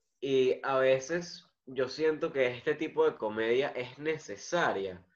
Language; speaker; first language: Spanish; native; Spanish